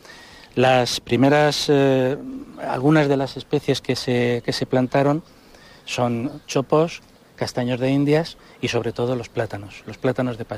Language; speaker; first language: Spanish; native; Spanish